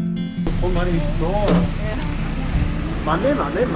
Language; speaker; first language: Korean; non-native, learner; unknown